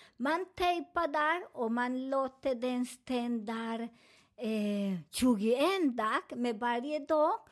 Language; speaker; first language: Swedish; non-native, learner; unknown